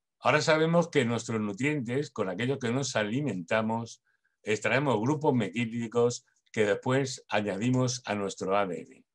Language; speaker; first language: Spanish; native; Spanish